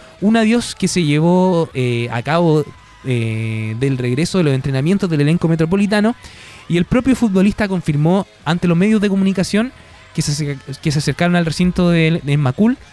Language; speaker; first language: Spanish; native; Spanish